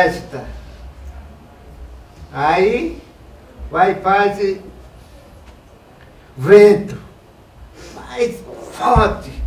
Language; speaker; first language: Portuguese; non-native, local second language; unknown